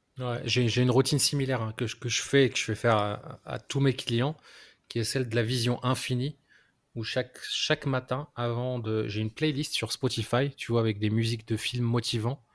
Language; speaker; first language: French; non-native, local second language; Arabic